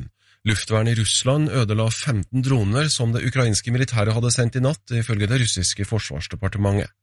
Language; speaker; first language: Norwegian; native; Norwegian